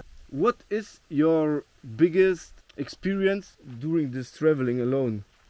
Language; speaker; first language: English; non-native, fluent; German